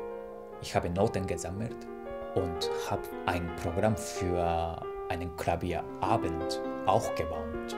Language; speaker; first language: German; non-native, fluent; Japanese